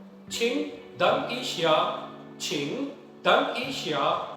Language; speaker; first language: Chinese; non-native, learner; Urdu